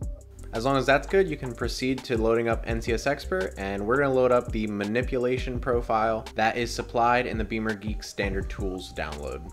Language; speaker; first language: English; native; English